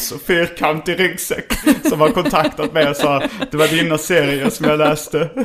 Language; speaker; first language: Swedish; native; Swedish